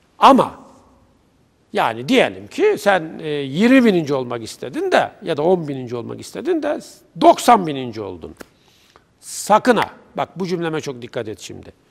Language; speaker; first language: Turkish; native; Turkish